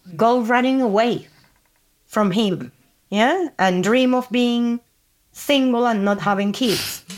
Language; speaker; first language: English; non-native, fluent; Spanish